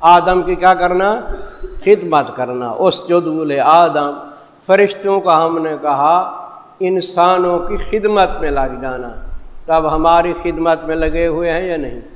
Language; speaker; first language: Urdu; non-native, local second language; Saraiki